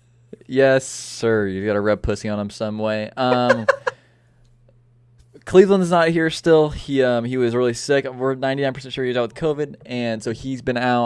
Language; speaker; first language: English; native; English